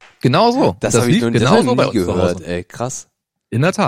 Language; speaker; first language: German; native; German